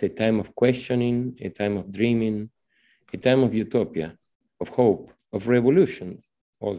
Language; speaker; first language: English; non-native, fluent; Spanish